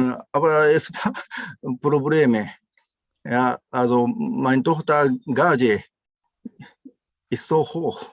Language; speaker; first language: German; non-native, learner; Japanese